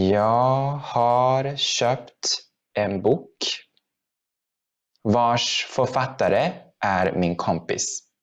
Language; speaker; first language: Swedish; non-native, fluent; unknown